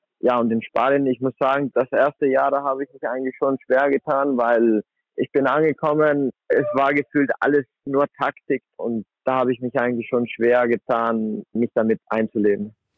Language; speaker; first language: German; native; German